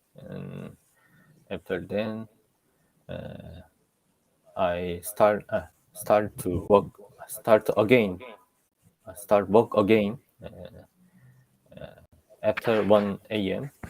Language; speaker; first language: English; non-native, learner; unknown